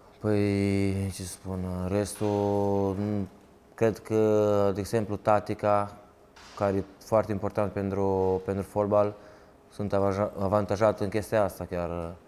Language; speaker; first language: Romanian; early bilingual, heritage; Romanian